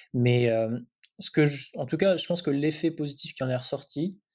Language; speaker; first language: French; native; French